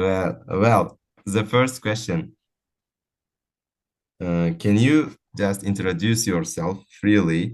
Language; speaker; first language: English; non-native, fluent; Uzbek